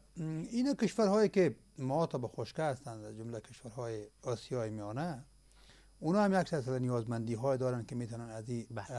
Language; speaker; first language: Persian; native; Persian